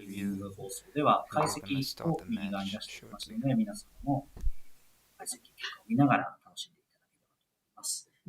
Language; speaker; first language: Japanese; native; Japanese